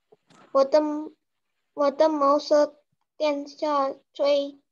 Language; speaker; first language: Chinese; non-native, learner; Indonesian